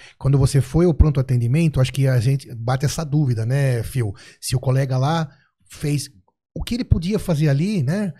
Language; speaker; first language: Portuguese; native; Portuguese